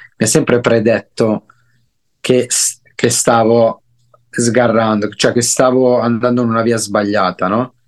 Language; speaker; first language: Italian; native; Italian